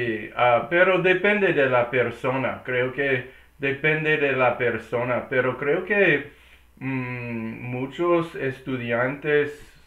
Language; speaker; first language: Spanish; non-native, learner; English